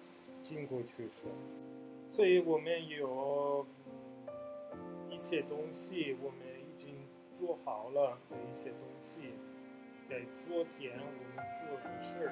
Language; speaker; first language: Chinese; non-native, fluent; Italian